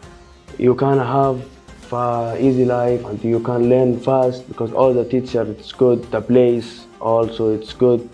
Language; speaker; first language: English; non-native, learner; Arabic